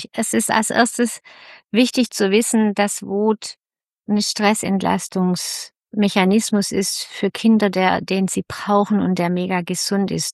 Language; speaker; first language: German; native; German